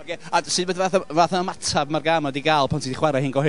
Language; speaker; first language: Welsh; native; Welsh